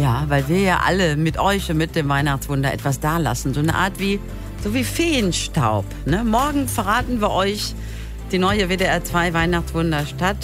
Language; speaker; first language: German; native; German